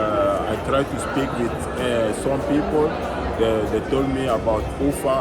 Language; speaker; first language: English; non-native, fluent; French